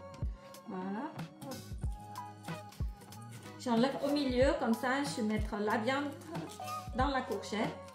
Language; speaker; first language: French; non-native, fluent; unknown